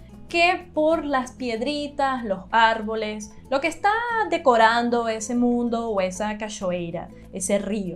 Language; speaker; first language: Spanish; non-native, fluent; Portuguese